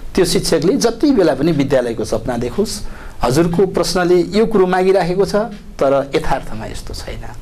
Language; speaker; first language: Nepali; native; Nepali